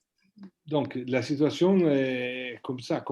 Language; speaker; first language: French; non-native, fluent; Italian